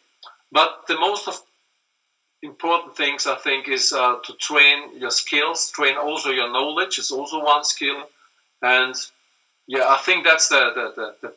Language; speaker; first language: English; non-native, learner; German